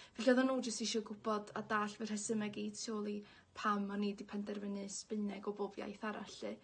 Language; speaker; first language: Welsh; native; Welsh